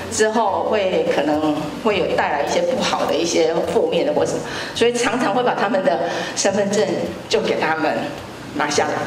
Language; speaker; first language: Chinese; native; Chinese